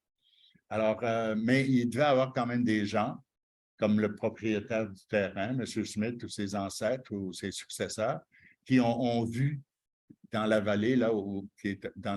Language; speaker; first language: French; native; French